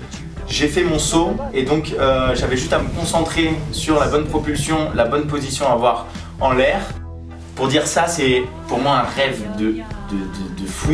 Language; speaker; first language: French; native; French